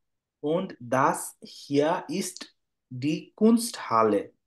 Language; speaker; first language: German; non-native, fluent; Bangla